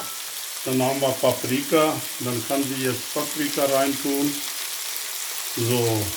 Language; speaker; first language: German; non-native, learner; Urdu